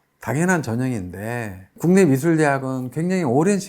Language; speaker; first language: Korean; native; Korean